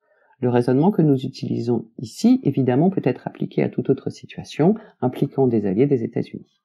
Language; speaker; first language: French; native; French